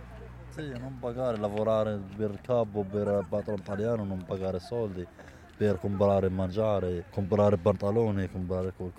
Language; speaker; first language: Italian; non-native, learner; Arabic